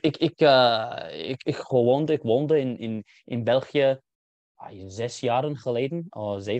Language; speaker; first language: Dutch; non-native, learner; English